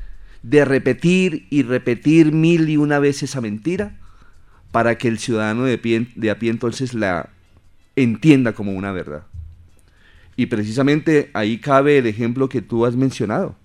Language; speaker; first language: Spanish; native; Spanish